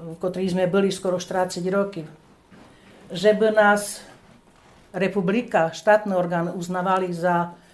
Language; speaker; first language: Slovak; non-native, local second language; Rusyn